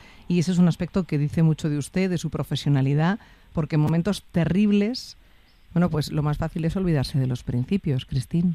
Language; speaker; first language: Spanish; native; Spanish